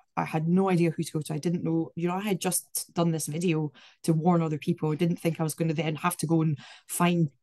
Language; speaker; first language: English; native; English